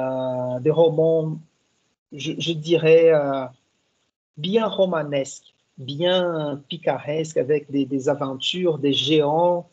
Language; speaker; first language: French; non-native, fluent; Portuguese